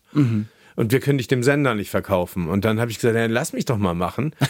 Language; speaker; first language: German; native; German